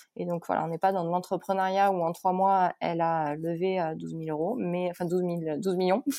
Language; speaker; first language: French; native; French